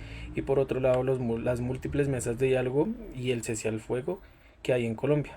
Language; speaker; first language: Spanish; native; Spanish